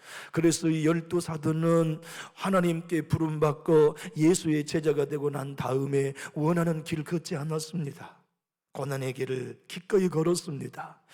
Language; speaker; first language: Korean; native; Korean